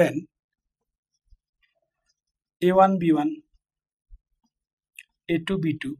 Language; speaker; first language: English; non-native, local second language; Nepali